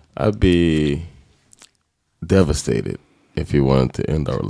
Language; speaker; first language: English; native; English